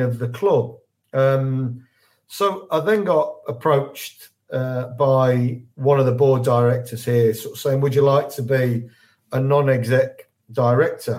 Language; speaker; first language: English; native; English